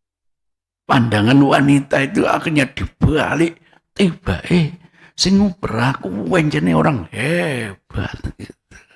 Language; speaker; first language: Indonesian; non-native, local second language; Javanese